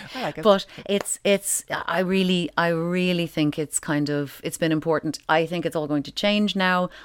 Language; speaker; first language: English; native; English